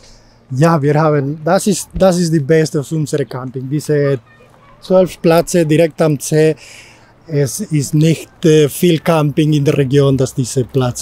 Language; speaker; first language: German; non-native, learner; Spanish